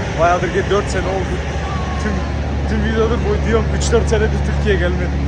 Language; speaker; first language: Turkish; early bilingual, heritage; Turkish